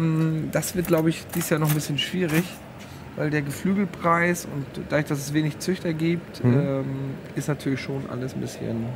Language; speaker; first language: German; native; German